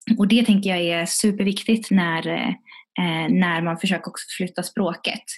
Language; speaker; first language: Swedish; early bilingual, other home language; Tigrinya